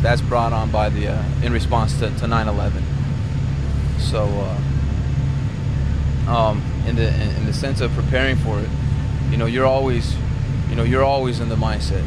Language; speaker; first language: English; native; English